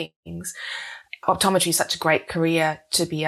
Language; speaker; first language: English; native; English